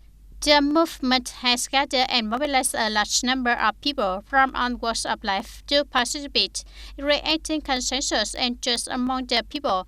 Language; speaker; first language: English; non-native, fluent; Vietnamese